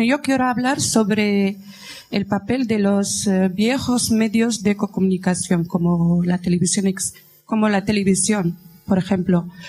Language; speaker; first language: Spanish; non-native, fluent; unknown